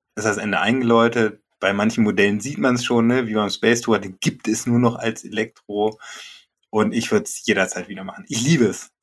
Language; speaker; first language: German; native; German